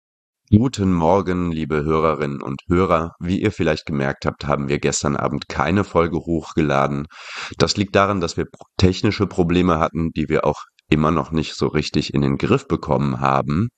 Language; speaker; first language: German; native; German